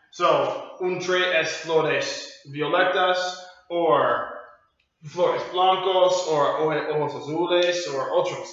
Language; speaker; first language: Spanish; non-native, learner; English